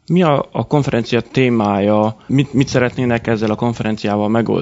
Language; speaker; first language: Hungarian; native; Hungarian